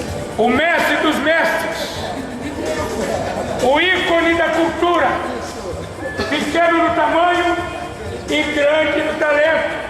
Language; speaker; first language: Portuguese; native; Portuguese